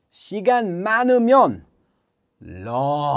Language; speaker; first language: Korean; non-native, learner; English